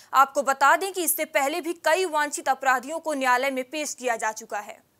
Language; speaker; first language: Hindi; native; Hindi